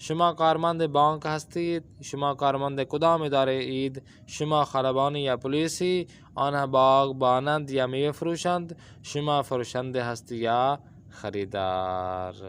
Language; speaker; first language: Persian; non-native, fluent; Urdu